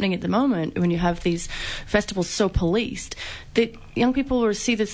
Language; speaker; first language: English; native; English